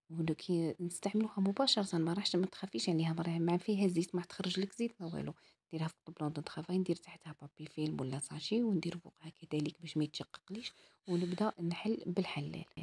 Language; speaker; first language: Arabic; native; Arabic